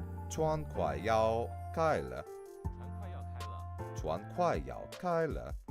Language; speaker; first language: Chinese; non-native, learner; English